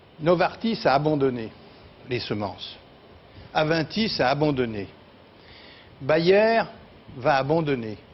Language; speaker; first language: French; native; French